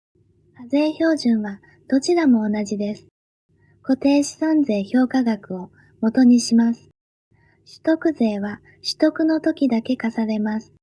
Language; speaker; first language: Japanese; native; Japanese